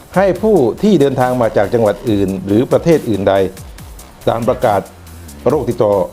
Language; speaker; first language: Thai; non-native, local second language; Northern Khmer